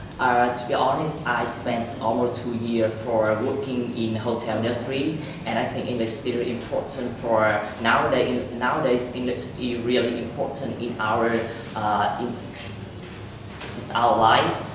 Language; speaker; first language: English; non-native, learner; Vietnamese